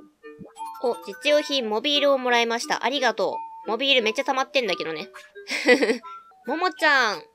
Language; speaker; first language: Japanese; native; Japanese